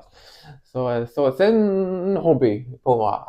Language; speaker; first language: French; non-native, learner; Swedish